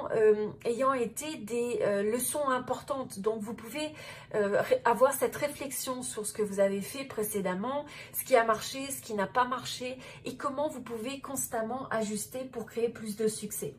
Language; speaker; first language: French; native; French